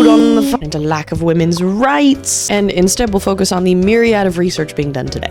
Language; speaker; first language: English; native; English